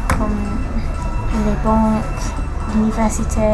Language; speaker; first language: French; non-native, learner; English